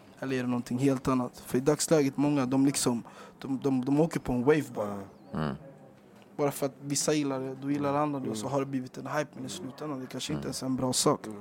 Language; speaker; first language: Swedish; native; Swedish